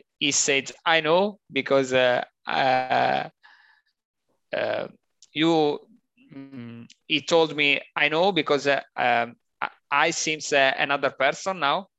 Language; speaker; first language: English; non-native, learner; Italian